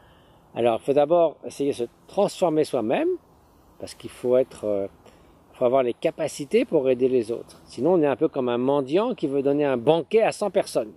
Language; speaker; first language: French; native; French